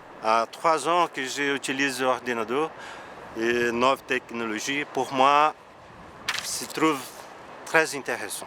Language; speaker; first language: French; non-native, learner; Portuguese